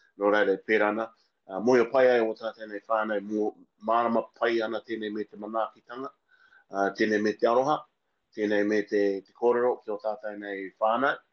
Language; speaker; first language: Māori; non-native, local second language; English